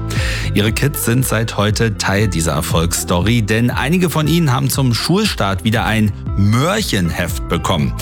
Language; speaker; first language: German; native; German